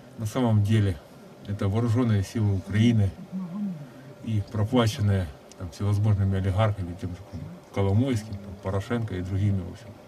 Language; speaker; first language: Russian; native; Russian